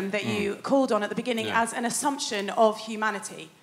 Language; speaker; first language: English; native; English